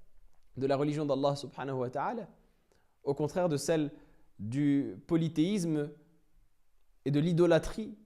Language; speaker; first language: French; native; French